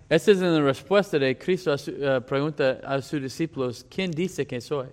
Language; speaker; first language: Spanish; non-native, fluent; English